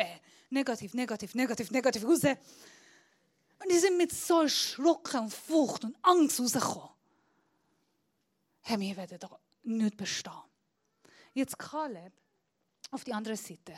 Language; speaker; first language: German; non-native, fluent; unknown